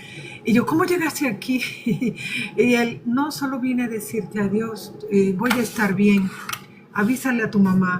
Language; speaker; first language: Spanish; early bilingual, other home language; Portuguese